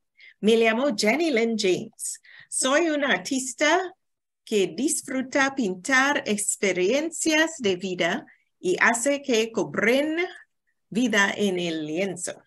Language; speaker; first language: Spanish; non-native, learner; English